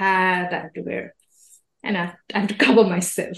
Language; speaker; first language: English; non-native, local second language; Assamese